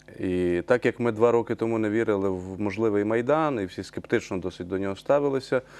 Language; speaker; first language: Ukrainian; native; Ukrainian